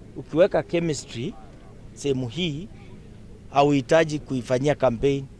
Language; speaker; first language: Swahili; non-native, local second language; Kalenjin